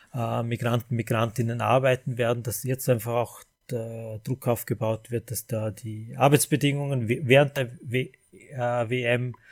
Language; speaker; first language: German; native; German